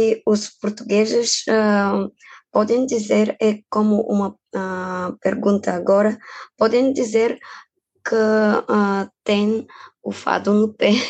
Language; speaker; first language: Portuguese; non-native, fluent; Bulgarian